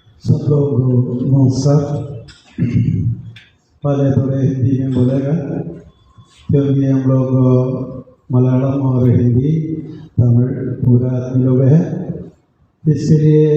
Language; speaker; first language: Hindi; non-native, local second language; Malayalam